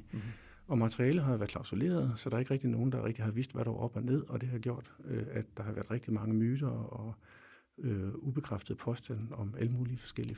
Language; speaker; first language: Danish; native; Danish